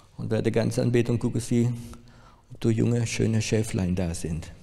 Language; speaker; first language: German; non-native, fluent; French